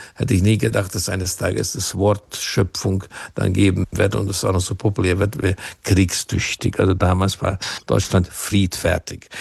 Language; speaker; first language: German; non-native, fluent; Hungarian